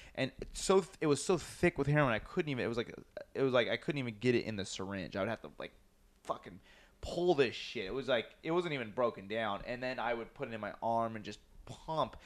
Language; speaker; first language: English; native; English